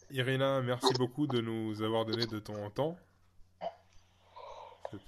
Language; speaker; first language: French; native; French